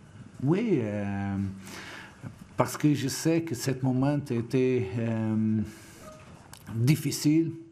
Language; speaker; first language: French; non-native, fluent; Portuguese